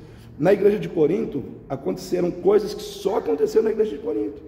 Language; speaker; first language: Portuguese; native; Portuguese